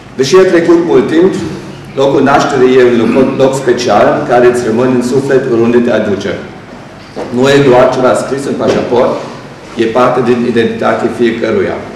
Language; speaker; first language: Romanian; non-native, local second language; German